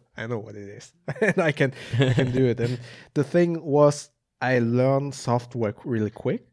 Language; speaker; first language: English; non-native, fluent; German